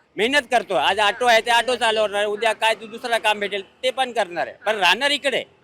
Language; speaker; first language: Marathi; non-native, local second language; Hindi